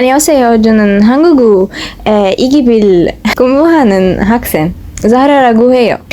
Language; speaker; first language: Korean; non-native, learner; Arabic